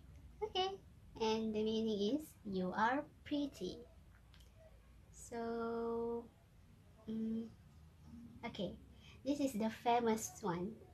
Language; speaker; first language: English; non-native, local second language; Malay